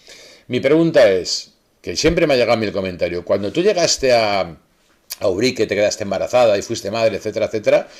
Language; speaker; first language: Spanish; native; Spanish